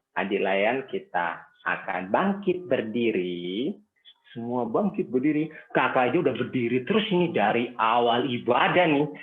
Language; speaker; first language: Indonesian; native; Indonesian